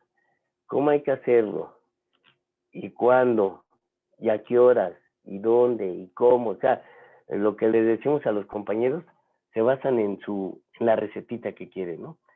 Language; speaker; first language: Spanish; native; Spanish